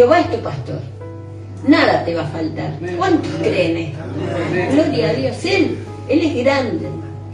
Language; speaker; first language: Spanish; native; Spanish